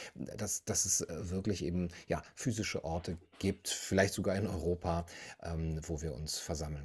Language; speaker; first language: German; native; German